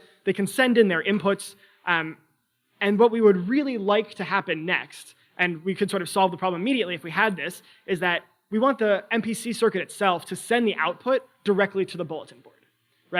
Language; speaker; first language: English; native; English